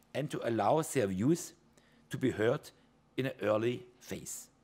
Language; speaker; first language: English; non-native, fluent; German